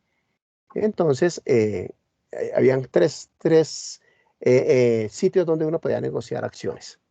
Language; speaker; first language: Spanish; native; Spanish